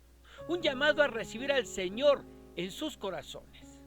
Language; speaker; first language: Spanish; native; Spanish